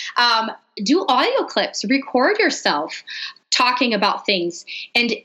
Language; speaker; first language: English; non-native, fluent; Portuguese